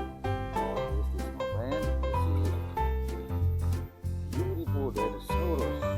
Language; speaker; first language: English; non-native, learner; Indonesian